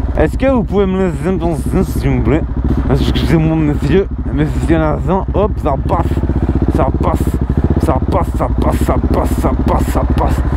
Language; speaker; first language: French; native; French